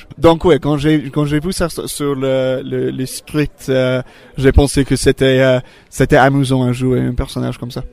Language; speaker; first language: French; non-native, learner; English